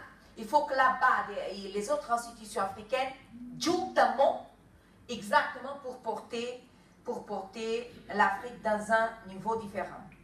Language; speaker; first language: French; non-native, fluent; Kabuverdianu